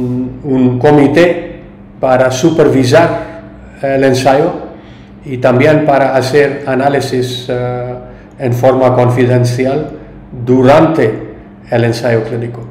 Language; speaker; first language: Spanish; non-native, learner; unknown